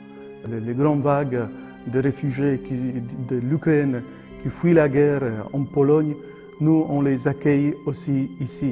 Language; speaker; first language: French; non-native, fluent; Polish